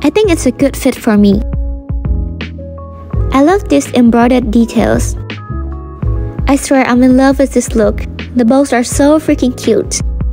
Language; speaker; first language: English; non-native, fluent; Vietnamese